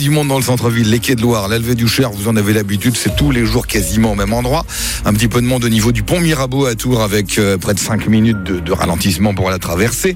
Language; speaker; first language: French; native; French